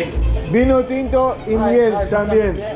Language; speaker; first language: Spanish; non-native, learner; English